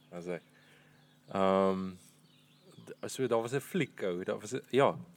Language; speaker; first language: English; non-native, local second language; Afrikaans